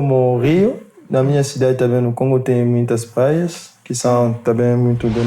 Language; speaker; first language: Portuguese; non-native, fluent; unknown